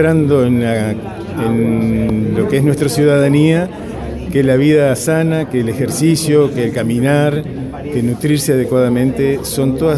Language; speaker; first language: Spanish; native; Spanish